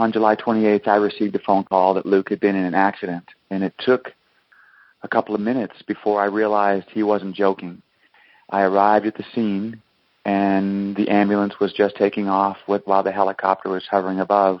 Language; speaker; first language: English; native; English